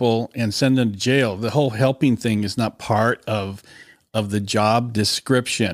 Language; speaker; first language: English; native; English